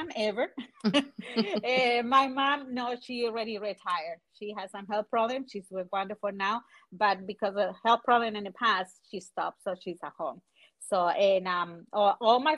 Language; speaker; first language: English; non-native, fluent; Spanish